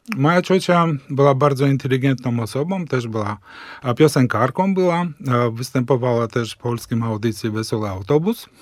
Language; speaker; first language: Polish; early bilingual, heritage; Polish